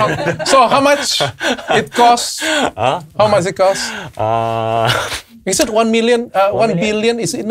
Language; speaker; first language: English; non-native, learner; Indonesian